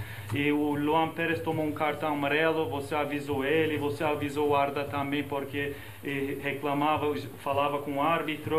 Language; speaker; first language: Portuguese; non-native, fluent; Turkish